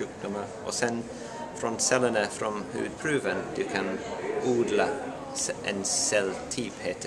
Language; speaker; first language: Swedish; non-native, learner; English